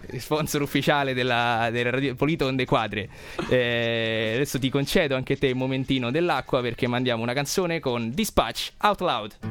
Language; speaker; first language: Italian; native; Italian